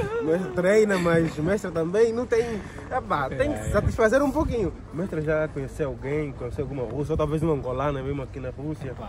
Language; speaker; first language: Portuguese; native; Portuguese